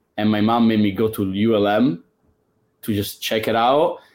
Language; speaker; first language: English; non-native, fluent; Italian